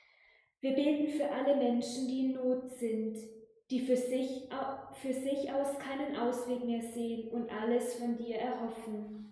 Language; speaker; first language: German; native; German